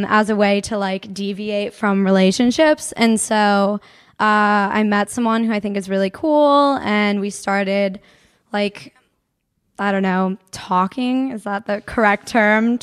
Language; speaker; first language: English; native; English